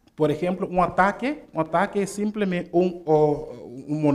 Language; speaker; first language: Spanish; non-native, fluent; Papiamento